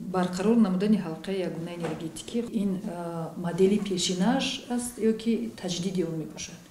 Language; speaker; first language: Tajik; native; Tajik